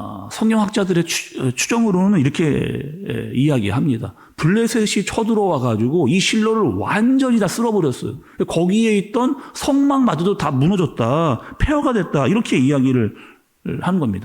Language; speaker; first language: Korean; native; Korean